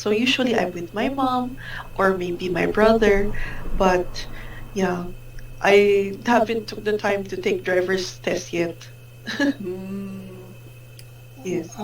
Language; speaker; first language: English; non-native, fluent; Filipino